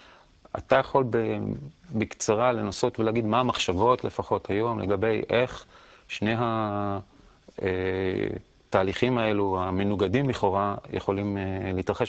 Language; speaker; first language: Hebrew; native; Hebrew